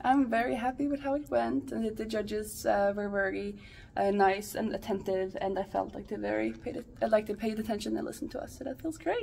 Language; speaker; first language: English; non-native, fluent; Swedish